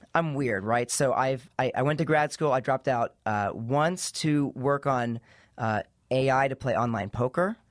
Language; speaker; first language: English; native; English